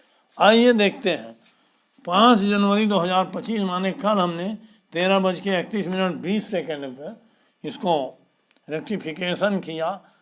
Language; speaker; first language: Hindi; native; Hindi